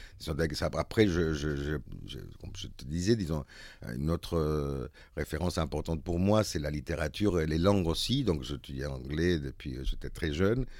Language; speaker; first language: French; non-native, fluent; Spanish